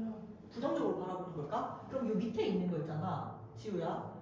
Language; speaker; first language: Korean; native; Korean